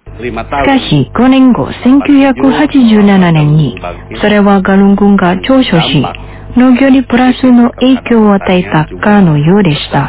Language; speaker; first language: Japanese; non-native, fluent; Indonesian